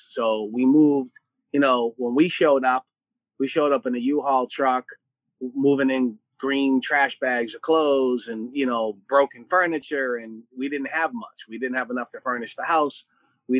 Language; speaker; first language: English; native; English